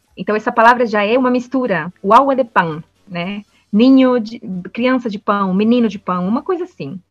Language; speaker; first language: Portuguese; non-native, fluent; Spanish